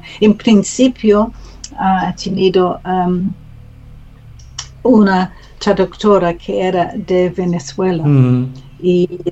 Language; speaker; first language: Spanish; non-native, learner; English